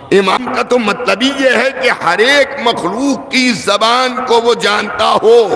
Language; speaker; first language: Urdu; native; Urdu